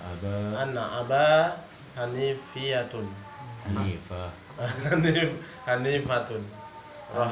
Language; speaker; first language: Arabic; non-native, learner; Indonesian